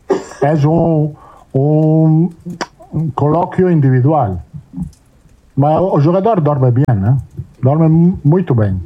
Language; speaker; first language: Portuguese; non-native, learner; Italian